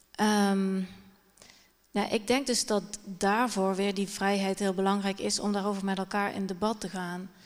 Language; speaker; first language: Dutch; native; Dutch